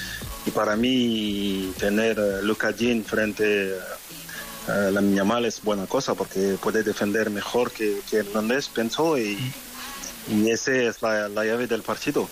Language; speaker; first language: Spanish; non-native, learner; French